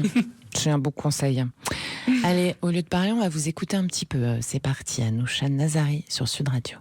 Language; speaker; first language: French; native; French